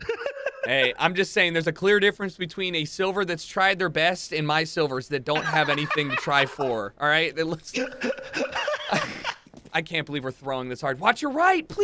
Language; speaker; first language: English; native; English